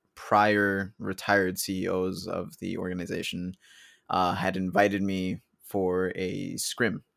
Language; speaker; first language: English; early bilingual, other home language; Spanish